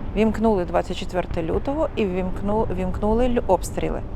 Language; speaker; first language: Ukrainian; native; Ukrainian